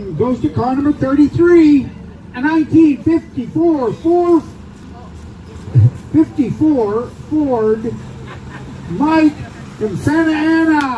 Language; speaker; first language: English; native; English